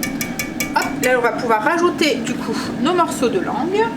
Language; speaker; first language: French; native; French